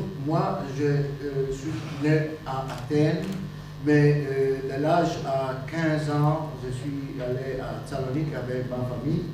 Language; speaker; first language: French; non-native, fluent; Greek